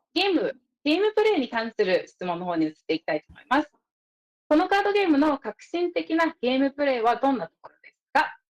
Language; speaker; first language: Japanese; native; Japanese